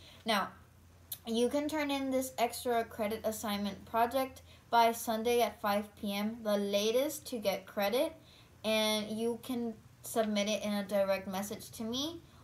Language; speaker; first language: English; early bilingual, other home language; Spanish